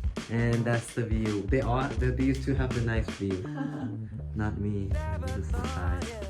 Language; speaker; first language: English; non-native, fluent; Thai